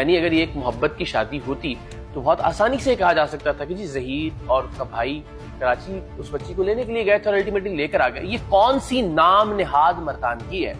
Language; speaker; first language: Urdu; native; Urdu